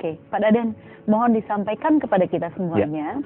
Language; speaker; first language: Indonesian; native; Indonesian